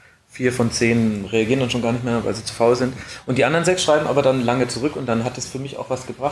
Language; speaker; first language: German; native; German